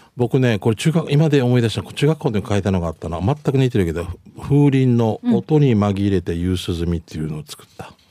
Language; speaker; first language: Japanese; native; Japanese